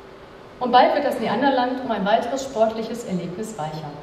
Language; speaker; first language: German; native; German